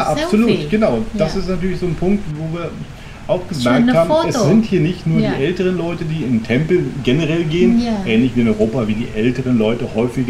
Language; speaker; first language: German; native; German